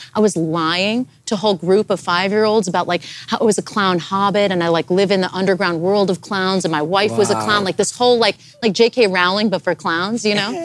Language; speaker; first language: English; native; English